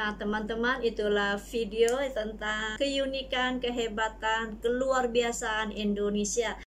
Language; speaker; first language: Indonesian; non-native, local second language; Malay